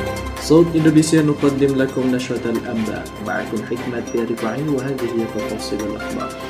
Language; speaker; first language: Arabic; non-native, fluent; Indonesian